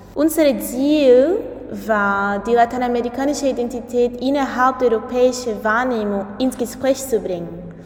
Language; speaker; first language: German; non-native, fluent; Portuguese